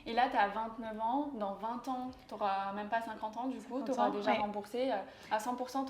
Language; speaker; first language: French; native; French